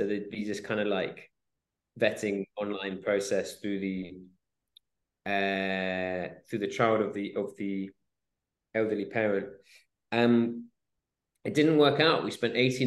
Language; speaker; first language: English; native; English